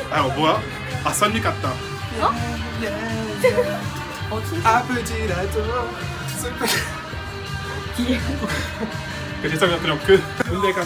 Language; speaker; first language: Korean; non-native, learner; French